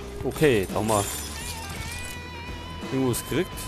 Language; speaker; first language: German; native; German